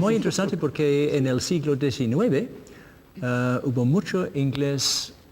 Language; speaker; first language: Spanish; non-native, learner; English